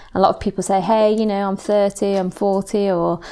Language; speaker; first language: English; native; English